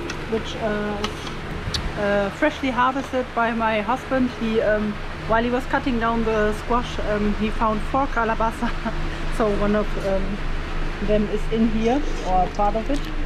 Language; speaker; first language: English; non-native, fluent; German